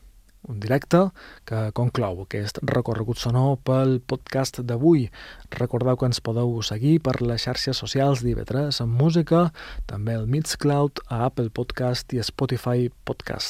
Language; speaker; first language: Catalan; native; Catalan